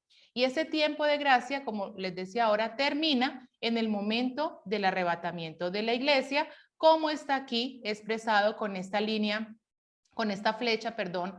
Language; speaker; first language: Spanish; native; Spanish